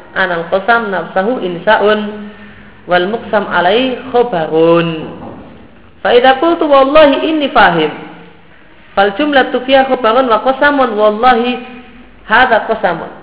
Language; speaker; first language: Arabic; non-native, fluent; Indonesian